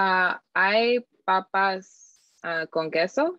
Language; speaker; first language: Spanish; non-native, learner; English